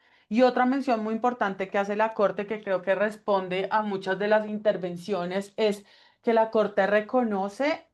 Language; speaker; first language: Spanish; native; Spanish